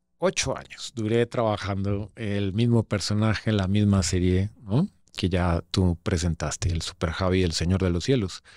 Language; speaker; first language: Spanish; native; Spanish